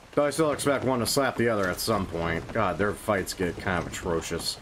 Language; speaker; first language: English; native; English